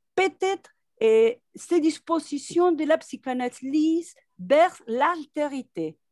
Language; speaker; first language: French; non-native, fluent; Spanish